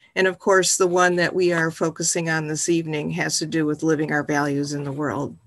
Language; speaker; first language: English; native; English